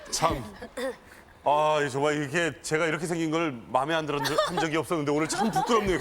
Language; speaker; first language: Korean; native; Korean